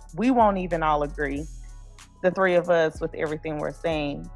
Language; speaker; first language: English; native; English